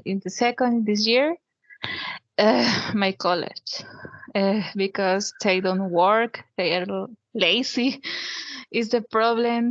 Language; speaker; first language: English; non-native, learner; Spanish